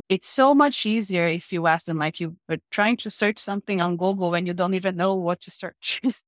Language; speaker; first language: English; non-native, fluent; Portuguese